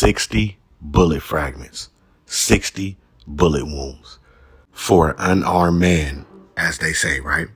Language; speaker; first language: English; native; English